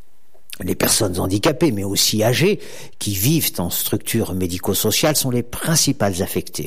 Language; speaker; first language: French; native; French